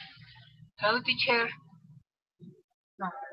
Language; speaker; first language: English; non-native, learner; Spanish